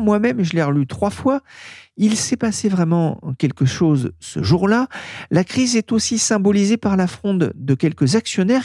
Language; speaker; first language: French; native; French